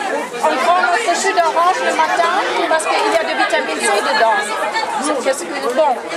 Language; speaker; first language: French; non-native, fluent; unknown